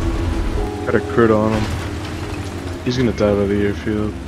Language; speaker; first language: English; native; English